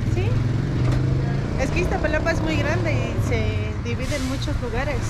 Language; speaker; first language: Spanish; native; Spanish